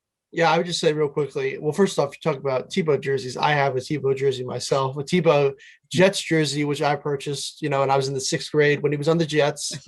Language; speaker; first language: English; native; English